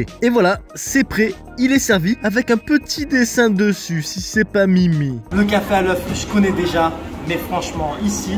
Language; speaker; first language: French; native; French